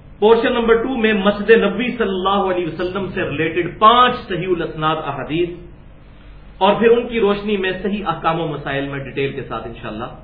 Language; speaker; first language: Urdu; native; Urdu